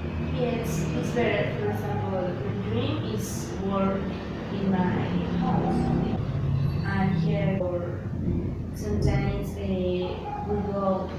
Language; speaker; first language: English; non-native, learner; Spanish